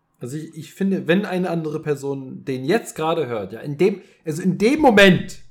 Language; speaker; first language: German; early bilingual, other home language; Polish